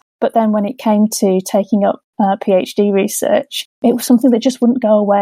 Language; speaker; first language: English; native; English